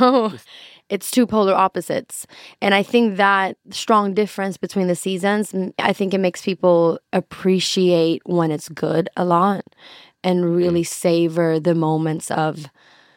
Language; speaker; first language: English; non-native, fluent; Swedish